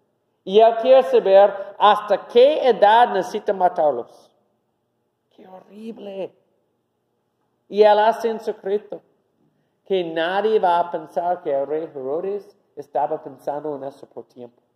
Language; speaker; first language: Spanish; non-native, fluent; English